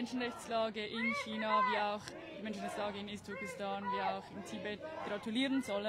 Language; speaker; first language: German; early bilingual, other home language; Tibetan